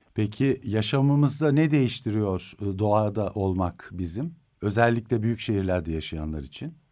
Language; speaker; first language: Turkish; native; Turkish